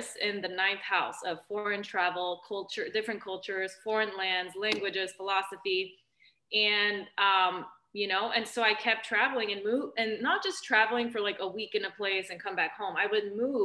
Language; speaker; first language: English; early bilingual, other home language; Romanian